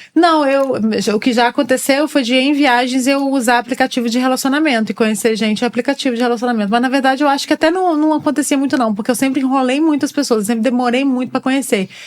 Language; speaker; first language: Portuguese; native; Portuguese